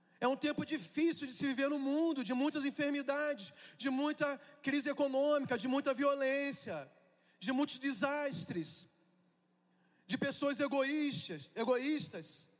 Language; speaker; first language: Portuguese; native; Portuguese